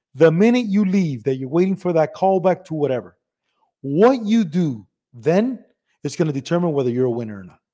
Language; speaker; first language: English; early bilingual, other home language; Spanish